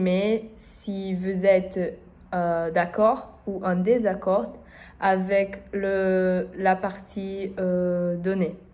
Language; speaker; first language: French; non-native, learner; Portuguese